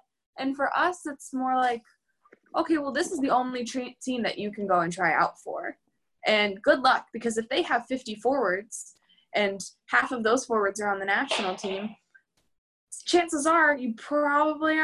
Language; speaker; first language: English; native; English